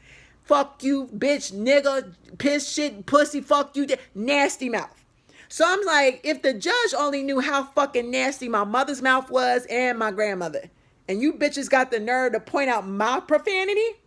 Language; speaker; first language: English; native; English